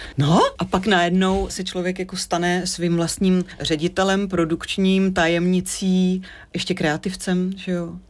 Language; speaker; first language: Czech; native; Czech